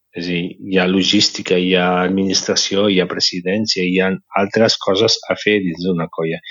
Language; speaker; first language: Catalan; native; Catalan